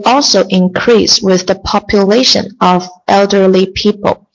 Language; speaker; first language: English; non-native, fluent; Chinese